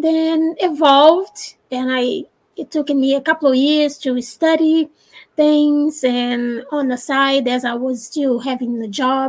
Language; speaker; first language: English; non-native, fluent; Portuguese